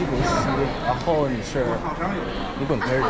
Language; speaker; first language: Chinese; non-native, fluent; Thai